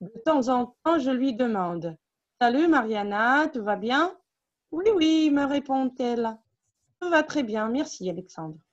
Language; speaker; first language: French; non-native, fluent; Russian